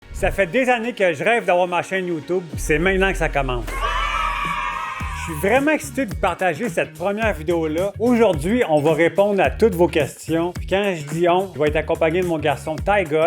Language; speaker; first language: French; native; French